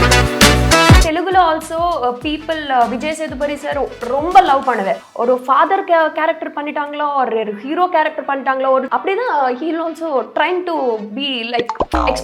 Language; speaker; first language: Tamil; non-native, learner; Telugu